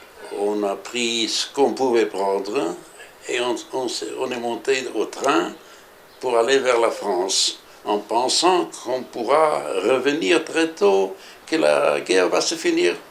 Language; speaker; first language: French; early bilingual, other home language; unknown